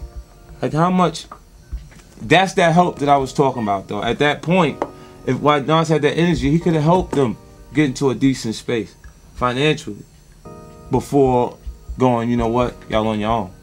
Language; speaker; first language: English; native; English